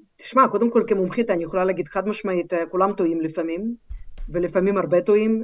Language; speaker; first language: Hebrew; non-native, fluent; Russian